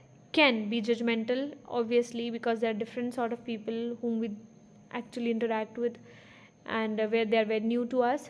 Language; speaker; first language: English; non-native, fluent; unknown